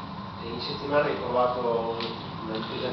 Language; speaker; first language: Italian; native; Italian